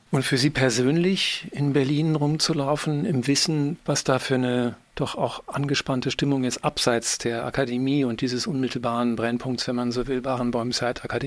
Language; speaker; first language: German; native; German